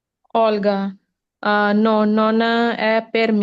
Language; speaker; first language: Italian; non-native, learner; Punjabi